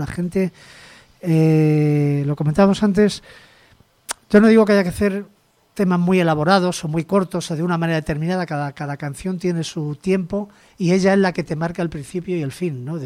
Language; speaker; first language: Spanish; native; Spanish